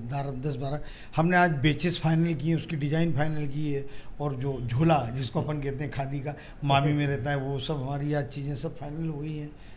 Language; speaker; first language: Hindi; native; Hindi